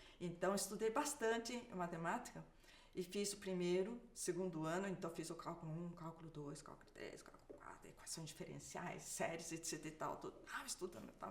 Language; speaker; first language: Portuguese; early bilingual, other home language; Japanese